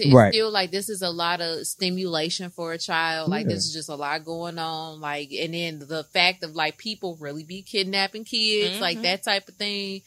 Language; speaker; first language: English; native; English